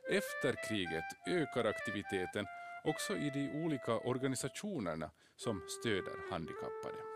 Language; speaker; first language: Swedish; native; Swedish